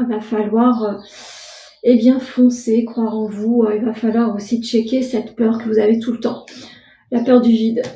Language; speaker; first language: French; native; French